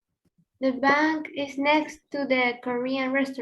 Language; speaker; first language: English; non-native, learner; Spanish